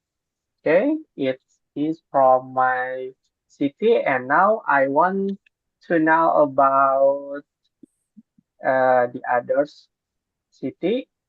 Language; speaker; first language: English; non-native, learner; Indonesian